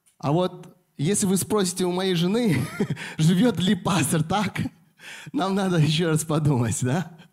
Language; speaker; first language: Russian; non-native, fluent; Korean